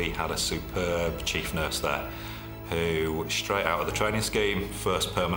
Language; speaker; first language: English; native; English